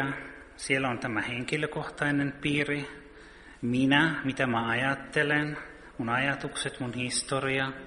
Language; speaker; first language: Finnish; early bilingual, heritage; Finnish